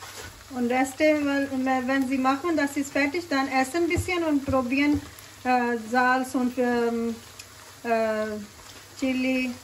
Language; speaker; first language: German; non-native, learner; Urdu